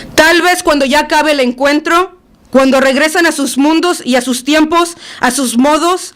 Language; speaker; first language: Spanish; early bilingual, other home language; English